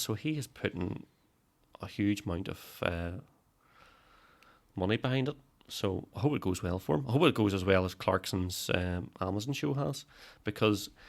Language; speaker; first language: English; native; English